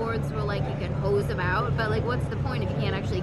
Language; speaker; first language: English; native; English